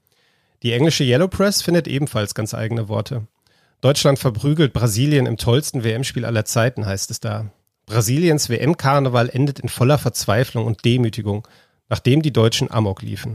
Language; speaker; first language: German; native; German